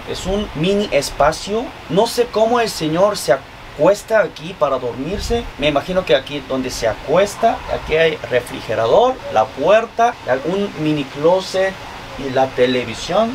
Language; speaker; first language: Spanish; non-native, fluent; Korean